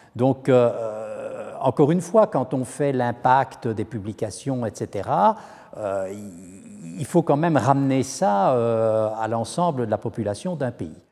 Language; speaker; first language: French; native; French